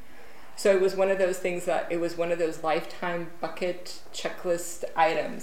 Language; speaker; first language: English; non-native, fluent; Romanian